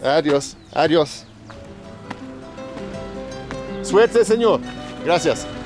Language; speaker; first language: Spanish; non-native, learner; English